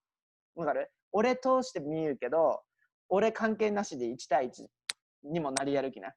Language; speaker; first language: Japanese; native; Japanese